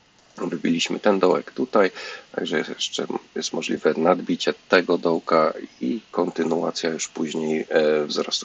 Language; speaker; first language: Polish; native; Polish